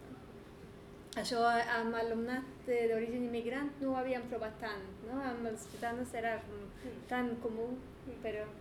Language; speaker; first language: Catalan; non-native, fluent; Swedish